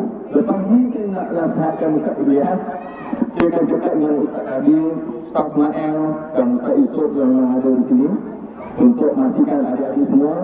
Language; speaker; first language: Malay; native; Malay